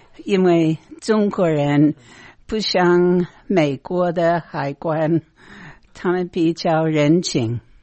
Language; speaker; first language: Chinese; non-native, fluent; English